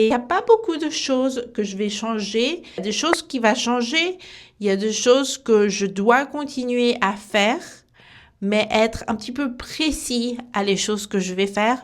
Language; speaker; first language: French; non-native, fluent; Spanish